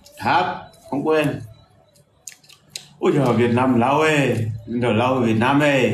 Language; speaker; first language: Vietnamese; non-native, fluent; Portuguese